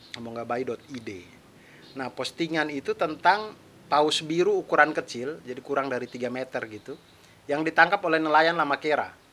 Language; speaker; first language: Indonesian; non-native, local second language; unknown